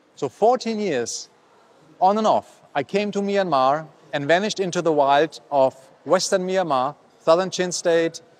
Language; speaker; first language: English; non-native, fluent; German